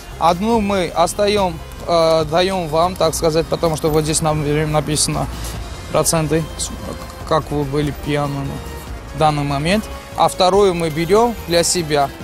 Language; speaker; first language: Russian; non-native, local second language; Georgian